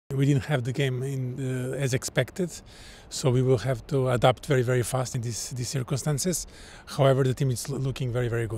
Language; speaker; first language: English; non-native, fluent; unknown